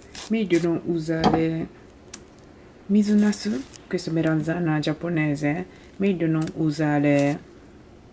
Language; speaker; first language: Italian; non-native, learner; Japanese